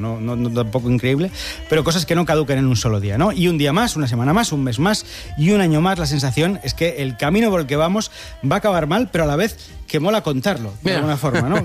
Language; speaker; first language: Spanish; native; Spanish